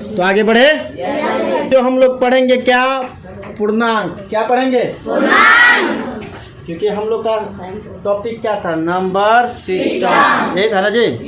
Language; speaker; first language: Hindi; native; Hindi